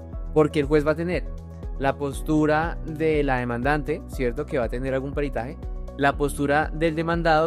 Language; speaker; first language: Spanish; native; Spanish